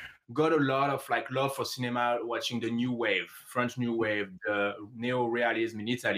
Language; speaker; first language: English; non-native, fluent; French